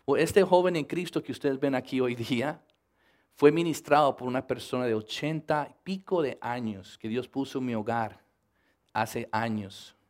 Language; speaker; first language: Spanish; early bilingual, heritage; Spanish